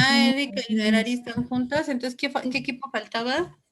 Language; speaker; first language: Spanish; native; Spanish